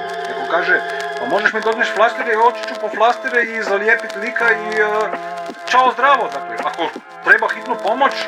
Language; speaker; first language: Croatian; native; Croatian